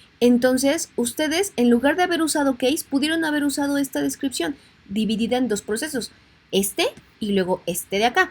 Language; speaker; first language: Spanish; native; Spanish